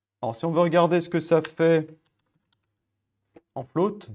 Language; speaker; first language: French; native; French